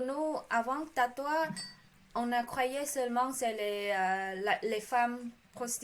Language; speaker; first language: French; non-native, learner; Khmer